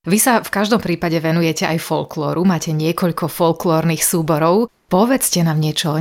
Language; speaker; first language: Slovak; native; Slovak